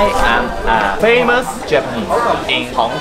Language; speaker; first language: English; non-native, learner; Japanese